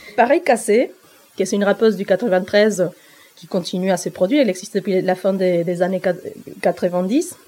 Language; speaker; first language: French; non-native, fluent; Spanish